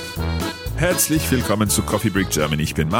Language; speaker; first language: German; non-native, learner; English